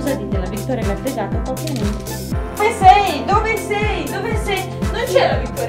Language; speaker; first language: Italian; non-native, fluent; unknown